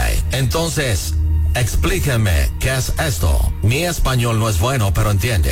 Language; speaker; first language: Spanish; non-native, learner; English